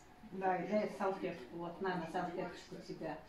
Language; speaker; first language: Russian; native; Russian